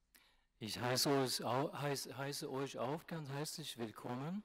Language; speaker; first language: German; non-native, fluent; Swedish